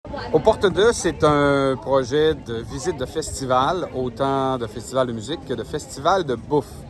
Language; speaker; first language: French; native; French